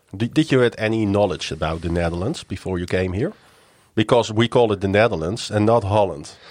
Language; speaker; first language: English; non-native, fluent; Dutch